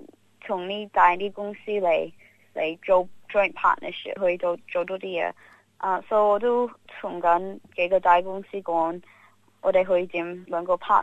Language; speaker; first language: Cantonese; early bilingual, heritage; Cantonese